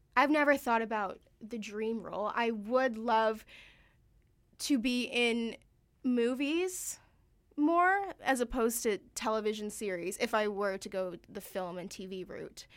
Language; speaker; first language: English; early bilingual, other home language; Filipino